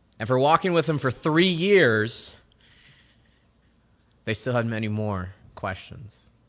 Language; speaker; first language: English; native; English